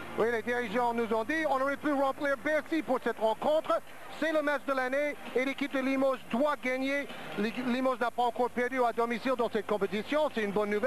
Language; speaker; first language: French; native; French